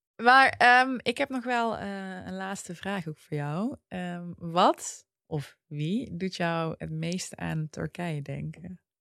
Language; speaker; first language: Dutch; early bilingual, other home language; Turkish